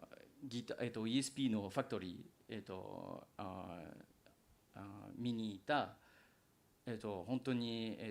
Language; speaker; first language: Japanese; non-native, learner; English